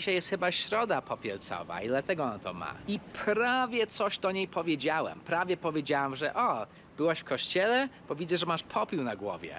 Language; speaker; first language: Polish; early bilingual, heritage; Polish